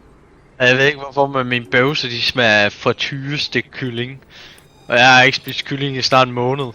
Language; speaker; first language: Danish; native; Danish